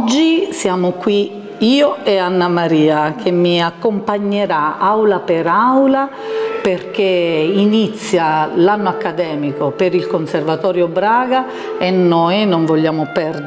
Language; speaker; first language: Italian; native; Italian